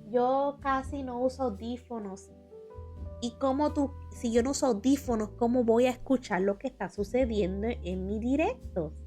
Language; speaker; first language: Spanish; early bilingual, heritage; Spanish